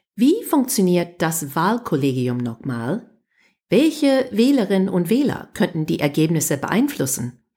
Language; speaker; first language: German; non-native, learner; English